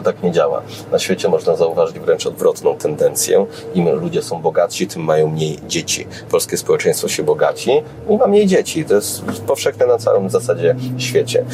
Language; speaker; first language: Polish; native; Polish